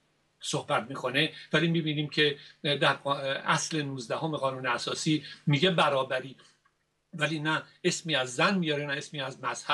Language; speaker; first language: Persian; native; Persian